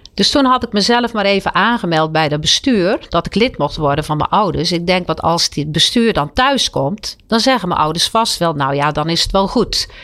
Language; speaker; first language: Dutch; native; Dutch